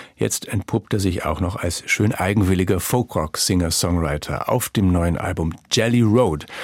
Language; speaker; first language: German; native; German